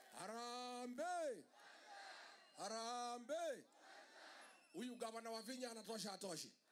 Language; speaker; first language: Swahili; non-native, local second language; Kikuyu